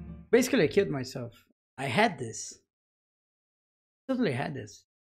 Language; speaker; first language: English; non-native, fluent; Portuguese